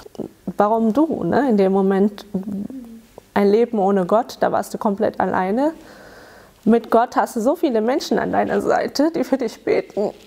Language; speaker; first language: German; early bilingual, other home language; Tamil